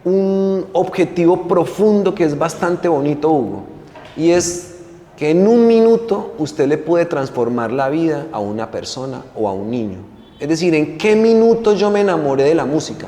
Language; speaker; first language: Spanish; native; Spanish